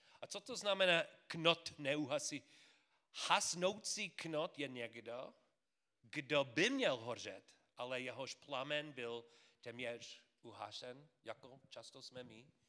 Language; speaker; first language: Czech; non-native, fluent; English